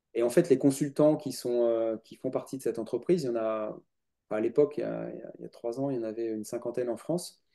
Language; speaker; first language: French; native; French